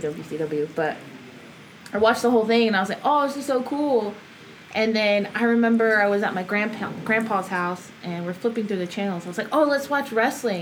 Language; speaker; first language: English; early bilingual, other home language; Spanish